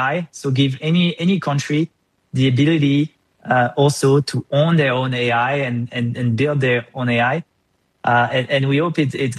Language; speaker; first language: English; non-native, fluent; French